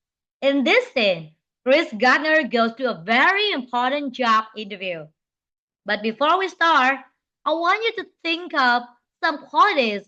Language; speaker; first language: English; non-native, fluent; Vietnamese